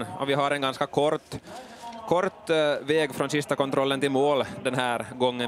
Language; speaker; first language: Swedish; native; Swedish